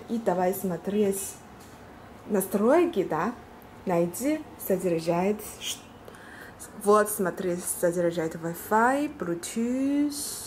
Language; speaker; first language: Russian; non-native, learner; Chinese